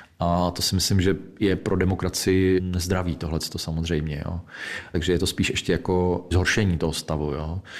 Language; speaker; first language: Czech; native; Czech